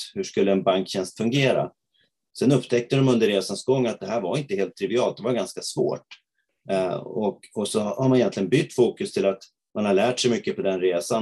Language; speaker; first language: Swedish; native; Swedish